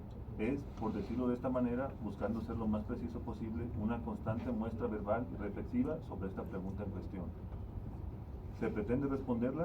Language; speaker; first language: Spanish; native; Spanish